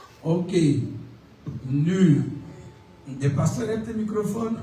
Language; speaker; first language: Dutch; non-native, learner; French